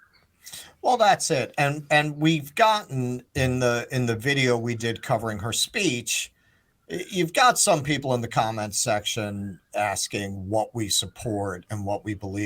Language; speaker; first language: English; native; English